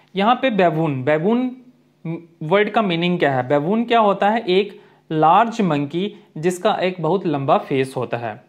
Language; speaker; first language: Hindi; native; Hindi